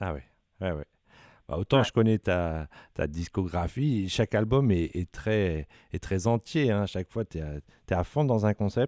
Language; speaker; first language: French; native; French